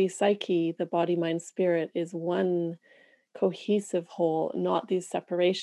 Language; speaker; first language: English; native; English